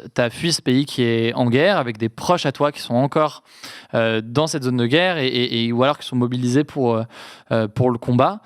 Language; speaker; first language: French; native; French